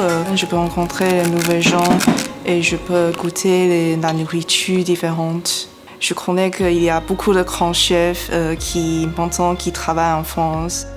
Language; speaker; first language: French; non-native, learner; Chinese